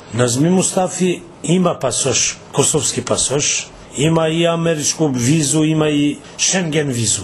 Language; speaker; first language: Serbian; non-native, local second language; Albanian